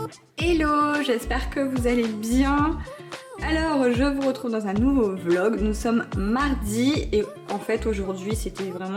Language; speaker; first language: French; native; French